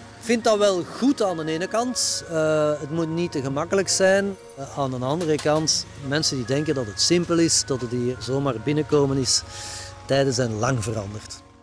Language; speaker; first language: Dutch; native; Dutch